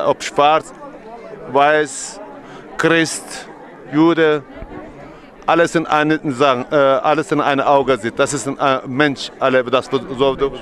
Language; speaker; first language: German; non-native, learner; Turkish